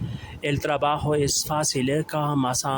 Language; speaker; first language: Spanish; non-native, learner; Urdu